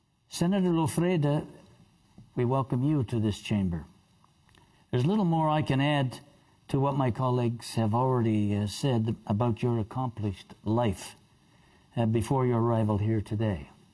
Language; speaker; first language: English; native; English